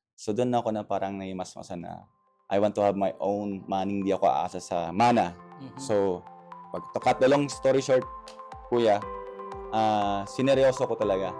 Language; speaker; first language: Filipino; native; Filipino